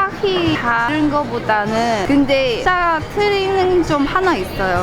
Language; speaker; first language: Korean; non-native, fluent; Chinese